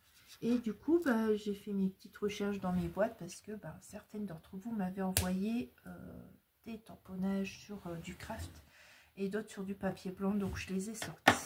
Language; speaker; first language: French; native; French